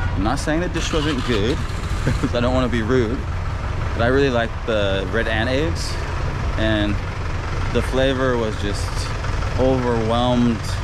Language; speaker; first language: English; native; English